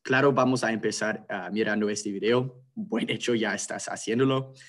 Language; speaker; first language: Spanish; non-native, fluent; English